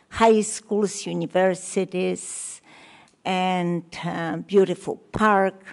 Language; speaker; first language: English; non-native, learner; Polish